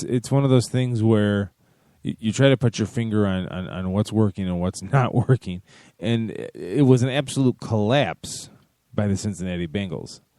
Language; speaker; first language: English; native; English